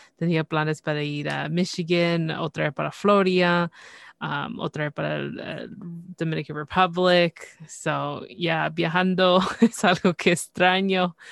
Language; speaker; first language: Spanish; early bilingual, heritage; Spanish